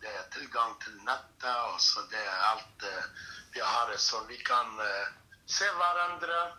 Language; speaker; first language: Norwegian; non-native, fluent; Kurdish